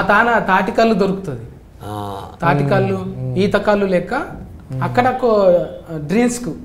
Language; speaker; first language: Telugu; native; Telugu